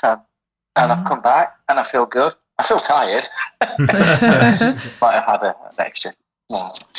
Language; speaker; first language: English; native; English